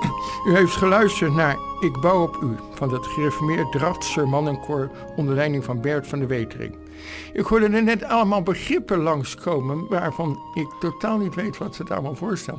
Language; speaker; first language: Dutch; native; Dutch